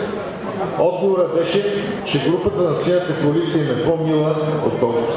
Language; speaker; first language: Bulgarian; native; Bulgarian